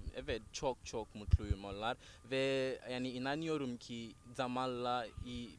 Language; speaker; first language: Turkish; non-native, learner; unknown